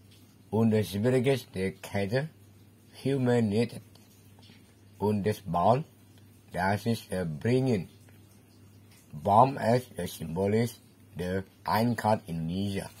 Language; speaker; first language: German; non-native, learner; Indonesian